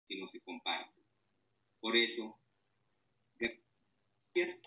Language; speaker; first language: Spanish; native; Spanish